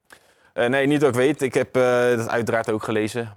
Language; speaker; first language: Dutch; native; Dutch